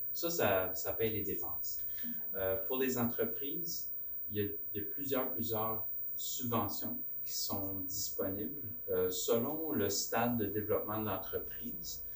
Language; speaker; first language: French; native; French